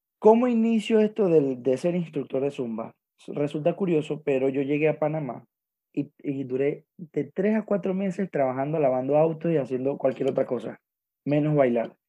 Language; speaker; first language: Spanish; native; Spanish